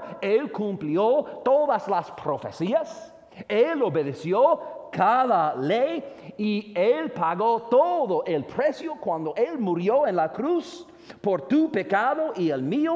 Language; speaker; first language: Spanish; non-native, fluent; English